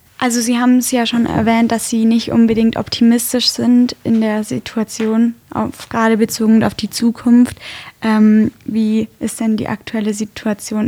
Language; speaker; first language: German; native; German